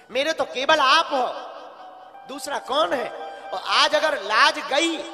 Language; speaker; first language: Hindi; native; Hindi